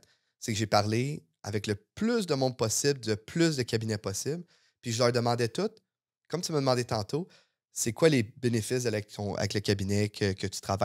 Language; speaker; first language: French; native; French